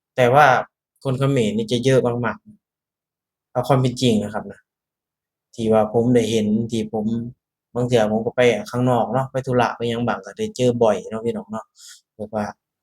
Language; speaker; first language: Thai; native; Thai